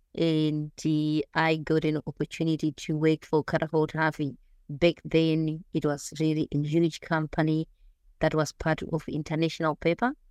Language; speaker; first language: English; non-native, local second language; Shona